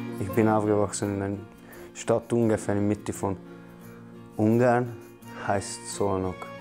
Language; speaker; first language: German; non-native, fluent; Hungarian